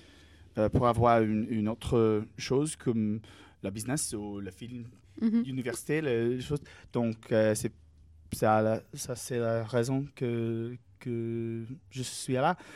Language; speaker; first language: French; non-native, learner; English